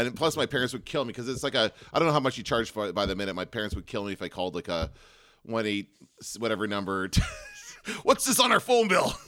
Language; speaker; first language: English; native; English